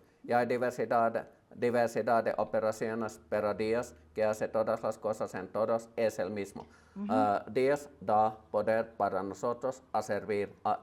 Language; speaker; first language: Spanish; non-native, learner; Finnish